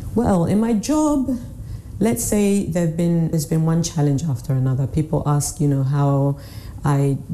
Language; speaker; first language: English; native; English